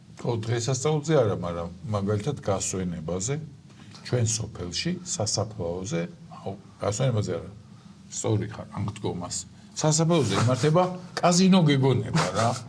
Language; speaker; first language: Georgian; native; Georgian